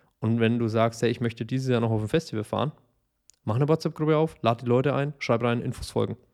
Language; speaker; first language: German; native; German